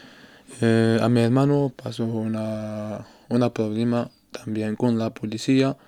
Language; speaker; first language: Spanish; non-native, learner; Arabic